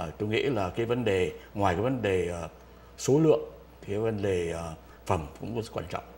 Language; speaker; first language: Vietnamese; native; Vietnamese